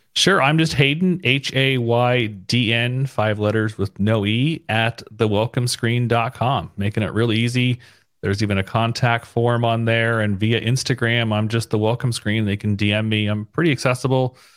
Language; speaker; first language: English; native; English